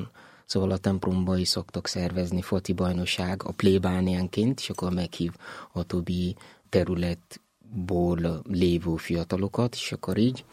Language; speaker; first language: Hungarian; non-native, fluent; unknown